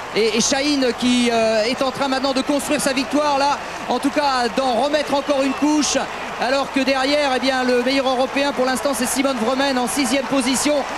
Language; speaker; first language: French; native; French